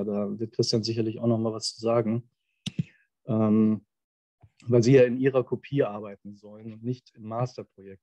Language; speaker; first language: German; native; German